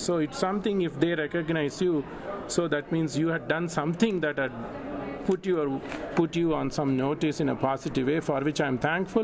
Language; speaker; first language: English; non-native, local second language; Tamil